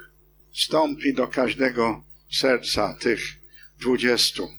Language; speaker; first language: Polish; non-native, fluent; English